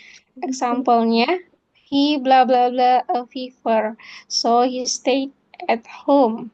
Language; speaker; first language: English; non-native, fluent; Indonesian